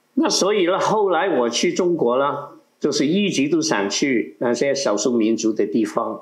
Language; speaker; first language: Chinese; non-native, local second language; Cantonese